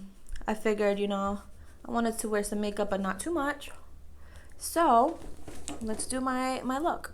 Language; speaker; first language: English; native; English